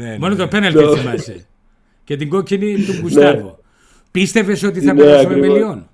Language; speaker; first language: Greek; native; Greek